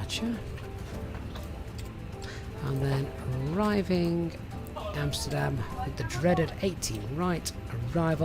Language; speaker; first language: English; native; English